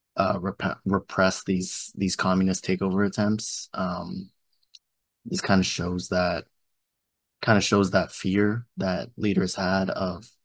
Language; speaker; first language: English; native; English